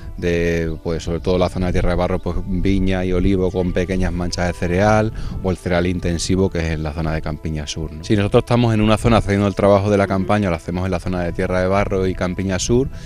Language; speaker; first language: Spanish; native; Spanish